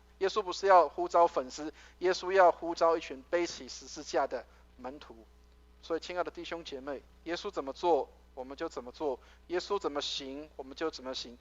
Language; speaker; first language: Chinese; native; Chinese